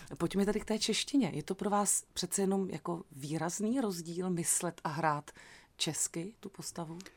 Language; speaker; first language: Czech; native; Czech